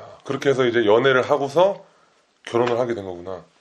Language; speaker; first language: Korean; native; Korean